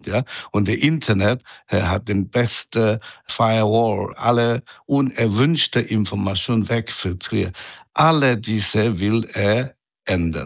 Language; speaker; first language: German; non-native, fluent; Chinese